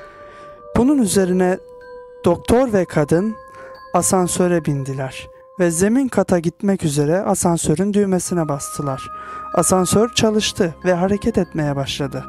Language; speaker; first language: Turkish; native; Turkish